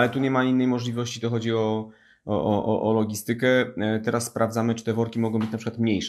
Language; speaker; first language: Polish; native; Polish